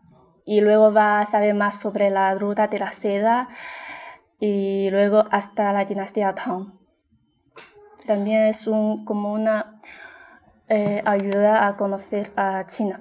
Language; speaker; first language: Spanish; non-native, fluent; Chinese